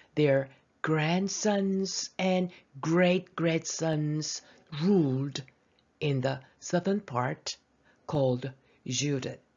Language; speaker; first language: English; non-native, fluent; Korean